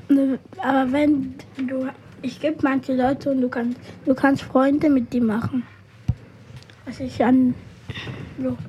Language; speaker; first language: German; early bilingual, other home language; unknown